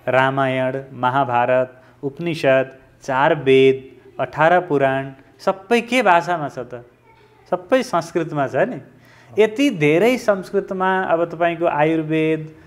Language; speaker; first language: Nepali; native; Nepali